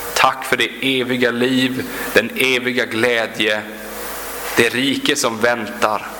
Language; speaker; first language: Swedish; native; Swedish